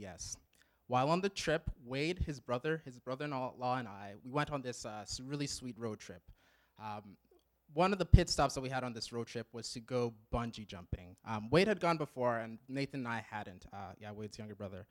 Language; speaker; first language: English; native; English